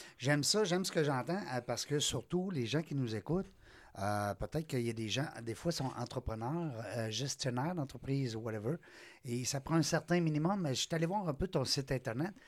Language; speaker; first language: French; native; French